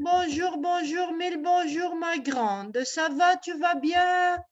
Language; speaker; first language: French; non-native, local second language; Arabic